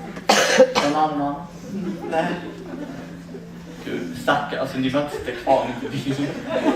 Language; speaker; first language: Swedish; native; Swedish